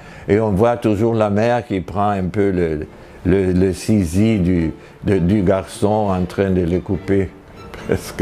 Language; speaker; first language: French; non-native, fluent; Spanish